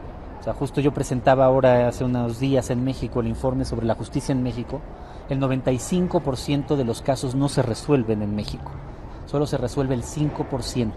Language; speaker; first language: Spanish; native; Spanish